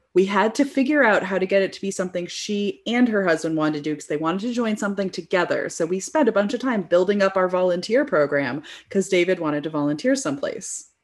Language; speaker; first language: English; native; English